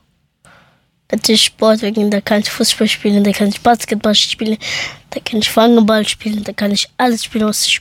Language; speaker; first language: German; early bilingual, other home language; Persian